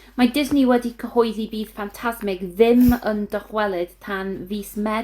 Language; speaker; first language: Welsh; non-native, learner; English